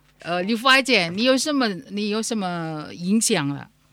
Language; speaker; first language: Chinese; non-native, learner; Indonesian